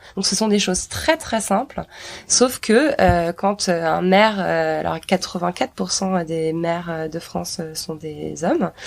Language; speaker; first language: French; native; French